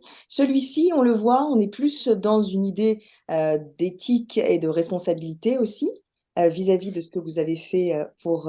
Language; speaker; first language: French; native; French